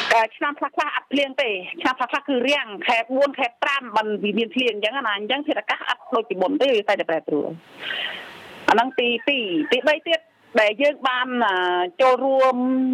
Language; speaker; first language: Khmer; non-native, local second language; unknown